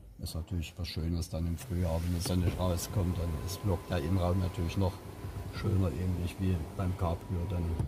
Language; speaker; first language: German; native; German